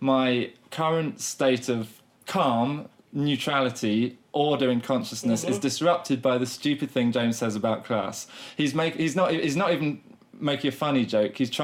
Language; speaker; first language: English; native; English